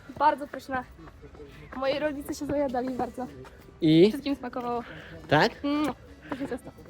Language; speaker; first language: Polish; non-native, learner; Ukrainian